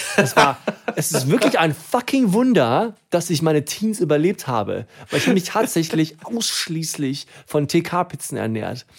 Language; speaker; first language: German; native; German